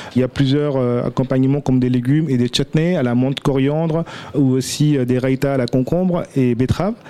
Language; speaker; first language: French; early bilingual, other home language; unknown